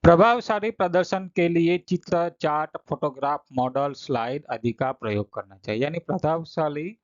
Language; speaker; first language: Hindi; non-native, local second language; Gujarati